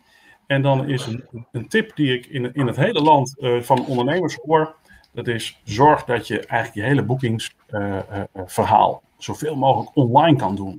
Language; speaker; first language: Dutch; native; Dutch